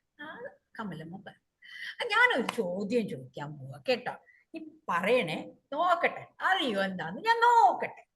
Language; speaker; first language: Malayalam; early bilingual, heritage; Malayalam